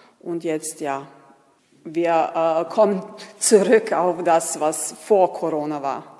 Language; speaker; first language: German; non-native, fluent; Serbian